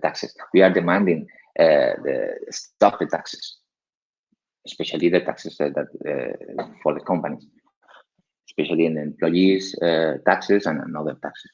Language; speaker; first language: English; non-native, learner; Spanish